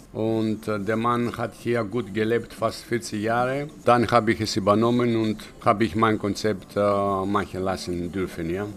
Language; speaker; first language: German; non-native, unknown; Greek